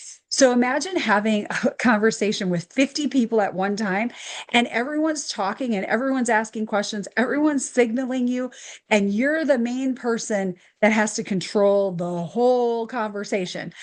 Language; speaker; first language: English; native; English